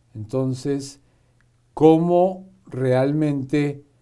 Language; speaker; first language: Spanish; native; Spanish